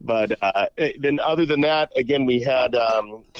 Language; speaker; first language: English; native; English